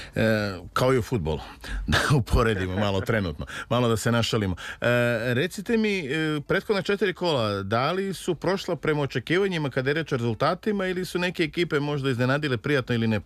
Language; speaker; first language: Serbian; native; Serbian